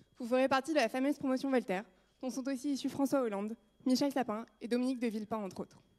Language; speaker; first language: French; native; French